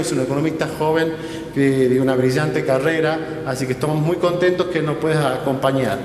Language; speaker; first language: Spanish; native; Spanish